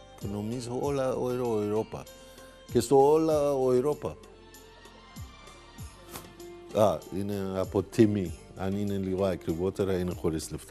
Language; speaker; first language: Greek; non-native, learner; Persian